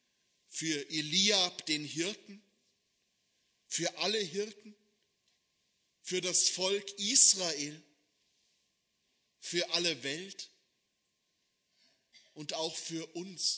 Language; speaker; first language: German; native; German